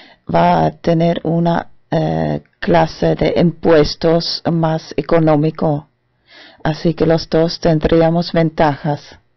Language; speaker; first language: Spanish; non-native, fluent; German